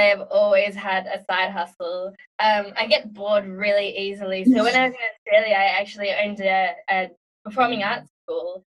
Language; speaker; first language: English; native; English